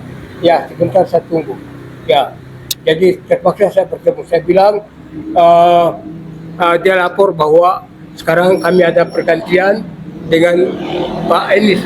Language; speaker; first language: Indonesian; non-native, local second language; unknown